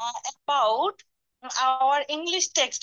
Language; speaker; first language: English; non-native, learner; Bangla